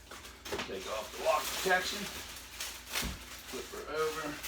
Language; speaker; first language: English; native; English